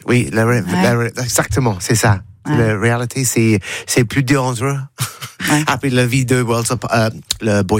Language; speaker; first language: French; non-native, learner; English